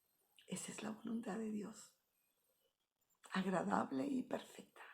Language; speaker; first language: Spanish; native; Spanish